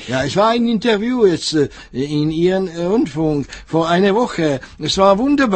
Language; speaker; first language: German; non-native, fluent; Czech